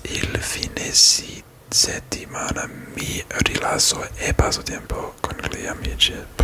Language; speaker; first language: Italian; non-native, learner; English